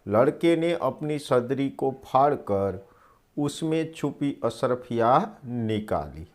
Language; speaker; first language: Hindi; non-native, local second language; Gujarati